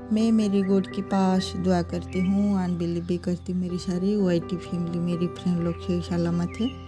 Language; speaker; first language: Hindi; non-native, local second language; Odia